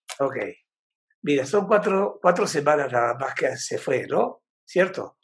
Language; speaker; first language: Spanish; native; Spanish